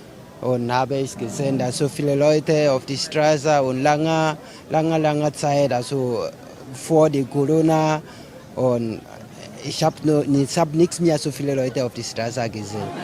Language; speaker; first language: German; non-native, fluent; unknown